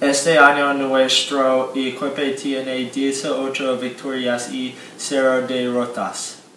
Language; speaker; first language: Spanish; non-native, learner; English